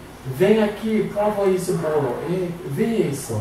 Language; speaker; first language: Portuguese; non-native, learner; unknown